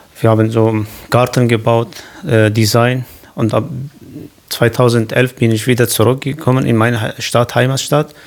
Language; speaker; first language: German; non-native, learner; Kurdish